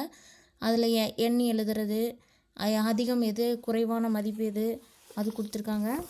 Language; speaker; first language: Tamil; native; Tamil